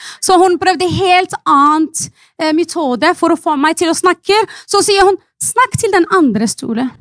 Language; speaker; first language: Norwegian; non-native, fluent; Arabic